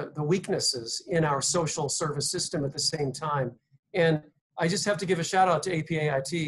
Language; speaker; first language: English; native; English